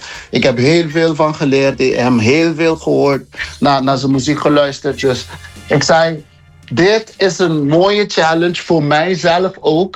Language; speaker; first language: Dutch; non-native, local second language; Papiamento